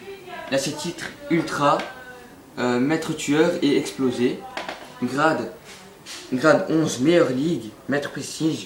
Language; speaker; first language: French; native; French